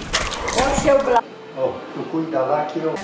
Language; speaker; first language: Polish; early bilingual, heritage; Polish